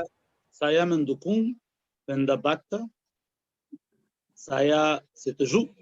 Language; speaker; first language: Indonesian; non-native, learner; Arabic